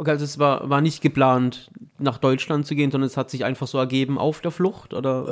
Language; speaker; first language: German; native; German